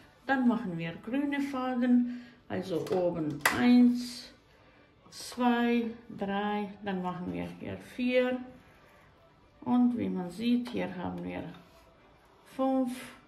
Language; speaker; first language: German; non-native, fluent; Croatian